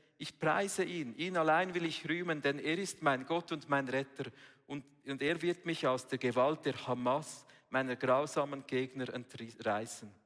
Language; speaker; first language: German; native; German